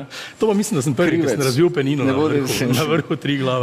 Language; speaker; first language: Slovenian; native; Slovenian